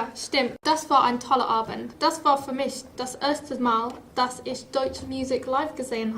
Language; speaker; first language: German; non-native, learner; English